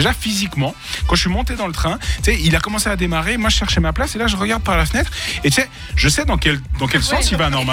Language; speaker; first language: French; native; French